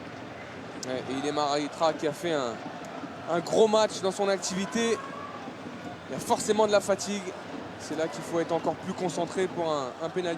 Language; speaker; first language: French; native; French